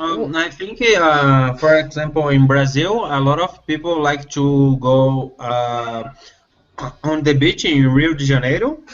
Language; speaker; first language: English; non-native, learner; Portuguese